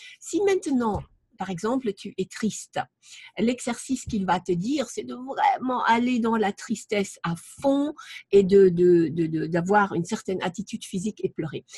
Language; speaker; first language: French; non-native, fluent; German